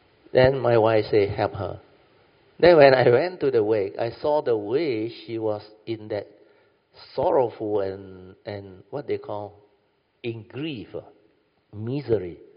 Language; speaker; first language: English; non-native, local second language; Min Nan Chinese